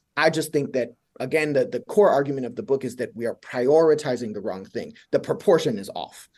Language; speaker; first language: English; native; English